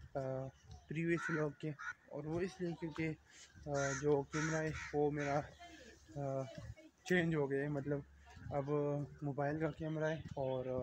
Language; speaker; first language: Hindi; non-native, local second language; Pashto